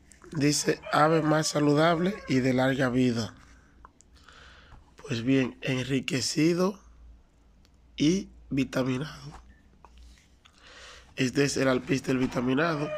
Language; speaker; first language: Spanish; native; Spanish